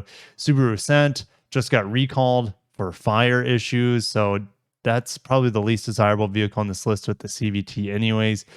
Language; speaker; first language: English; native; English